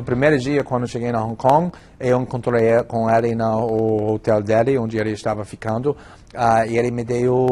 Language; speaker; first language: Portuguese; non-native, fluent; English